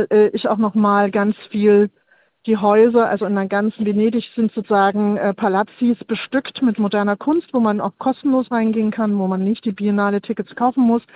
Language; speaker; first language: German; native; German